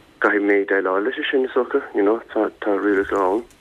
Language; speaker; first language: Irish; native; Irish